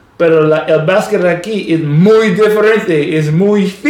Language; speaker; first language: Spanish; non-native, learner; English